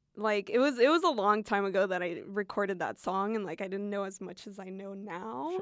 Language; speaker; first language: English; early bilingual, other home language; Spanish